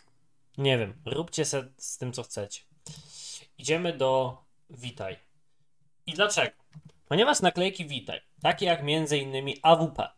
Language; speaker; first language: Polish; native; Polish